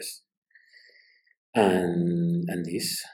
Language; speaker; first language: English; non-native, learner; Spanish